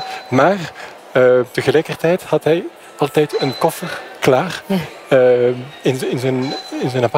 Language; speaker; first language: Dutch; non-native, fluent; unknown